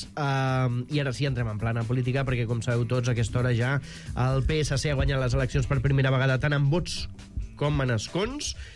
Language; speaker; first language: Catalan; native; Catalan